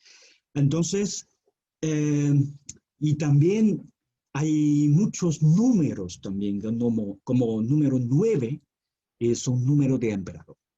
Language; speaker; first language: Spanish; non-native, fluent; Chinese